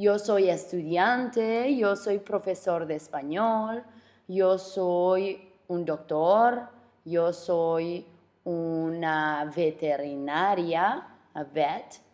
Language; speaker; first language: Spanish; non-native, fluent; English